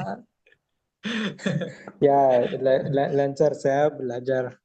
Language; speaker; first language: Indonesian; non-native, learner; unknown